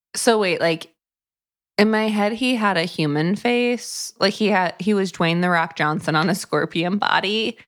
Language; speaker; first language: English; native; English